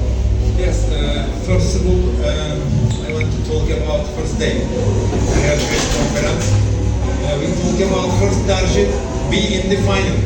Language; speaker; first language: English; non-native, learner; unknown